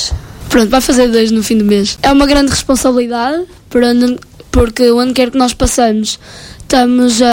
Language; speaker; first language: Portuguese; native; Portuguese